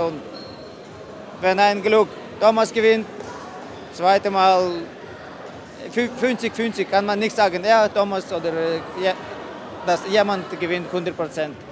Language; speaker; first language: German; non-native, learner; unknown